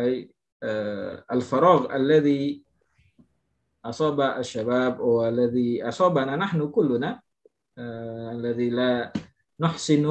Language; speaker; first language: Arabic; non-native, fluent; Indonesian